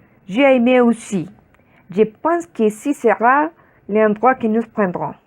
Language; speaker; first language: French; non-native, learner; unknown